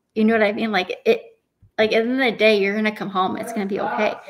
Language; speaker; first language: English; native; English